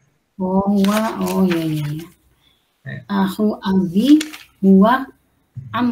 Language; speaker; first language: Arabic; non-native, learner; Indonesian